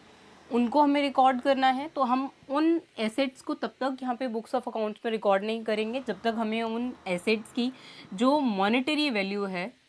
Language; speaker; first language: Hindi; native; Hindi